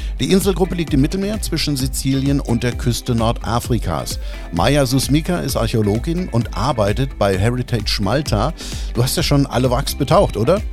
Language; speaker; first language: German; native; German